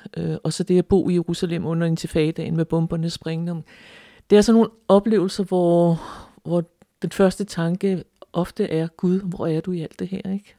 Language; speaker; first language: Danish; native; Danish